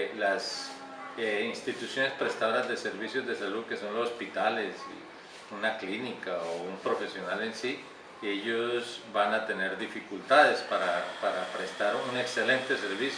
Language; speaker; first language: Spanish; native; Spanish